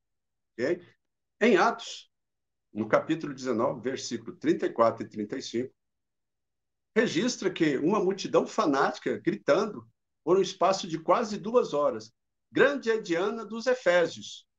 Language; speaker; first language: Portuguese; native; Portuguese